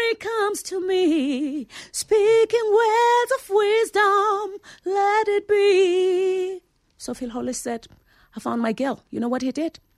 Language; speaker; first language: English; non-native, local second language; Zulu